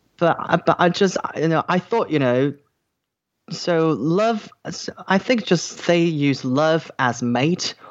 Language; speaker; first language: English; non-native, fluent; Korean